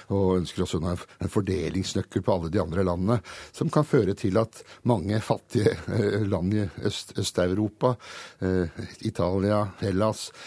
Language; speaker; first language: Norwegian; early bilingual, other home language; Hungarian